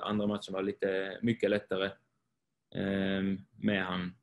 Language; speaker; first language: Swedish; non-native, fluent; Swiss German